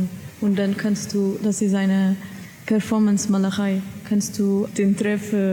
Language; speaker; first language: German; non-native, learner; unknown